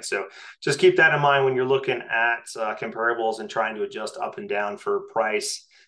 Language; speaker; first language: English; native; English